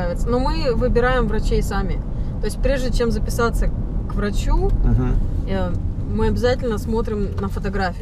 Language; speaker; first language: Russian; native; Russian